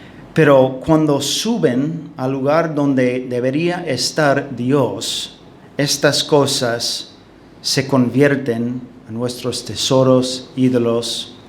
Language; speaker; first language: Spanish; non-native, fluent; English